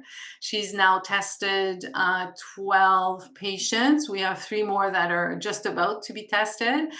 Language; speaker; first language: English; non-native, local second language; French